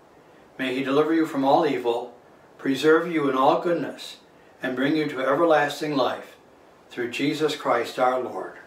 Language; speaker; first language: English; native; English